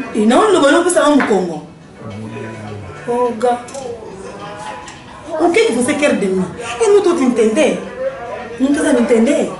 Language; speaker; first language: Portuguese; non-native, learner; Lingala